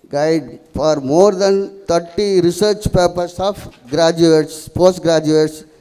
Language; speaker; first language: English; non-native, local second language; Tamil